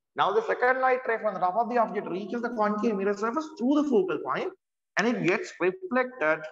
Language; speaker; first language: English; non-native, local second language; Sinhala